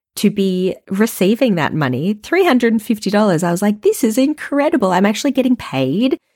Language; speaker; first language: English; native; English